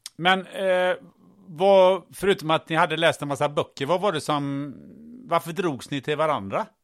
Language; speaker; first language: Swedish; early bilingual, other home language; German